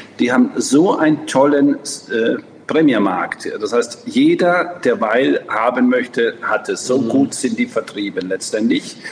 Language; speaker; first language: German; non-native, fluent; Croatian